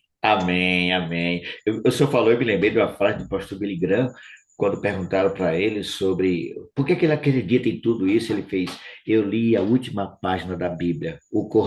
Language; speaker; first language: Portuguese; native; Portuguese